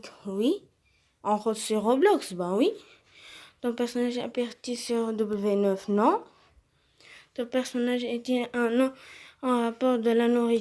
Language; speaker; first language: French; non-native, learner; Arabic